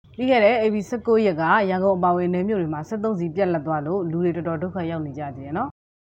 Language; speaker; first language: Burmese; native; Burmese